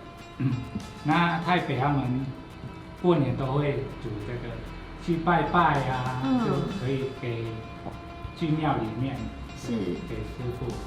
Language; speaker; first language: Chinese; non-native, fluent; Thai